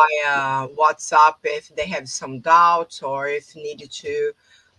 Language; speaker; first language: English; non-native, fluent; Portuguese